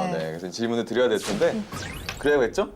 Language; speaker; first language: Korean; native; Korean